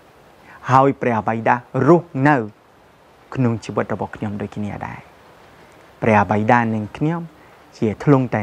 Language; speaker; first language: Khmer; non-native, fluent; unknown